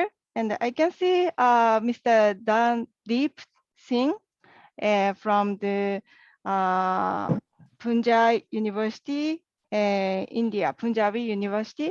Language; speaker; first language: English; non-native, learner; Japanese